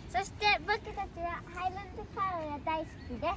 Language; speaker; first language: Japanese; early bilingual, heritage; Japanese